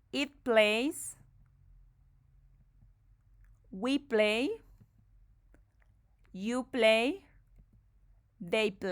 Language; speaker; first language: English; non-native, fluent; Spanish